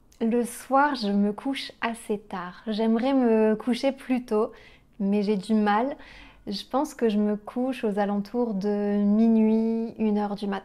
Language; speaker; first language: French; native; French